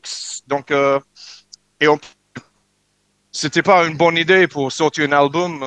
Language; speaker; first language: French; non-native, learner; English